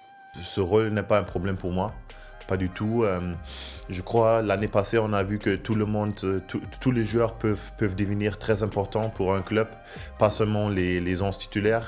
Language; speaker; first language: French; non-native, fluent; German